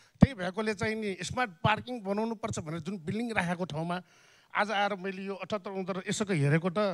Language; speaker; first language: Nepali; non-native, local second language; Newari